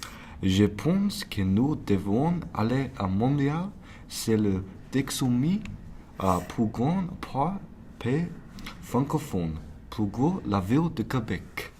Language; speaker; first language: French; non-native, learner; English